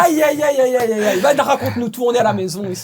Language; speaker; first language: French; native; French